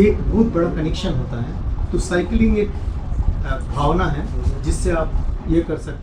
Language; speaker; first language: Hindi; non-native, local second language; Bangla